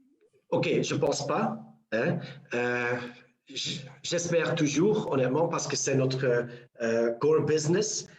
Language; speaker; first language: French; non-native, local second language; Dutch